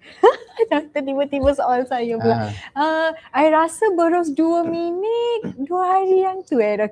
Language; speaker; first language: Malay; native; Malay